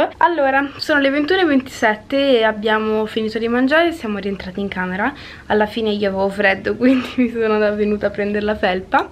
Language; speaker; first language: Italian; native; Italian